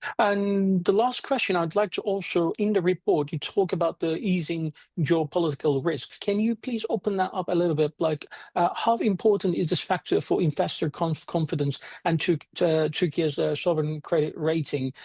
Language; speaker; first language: English; non-native, fluent; Turkish